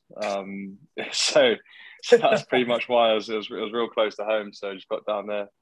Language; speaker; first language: English; native; English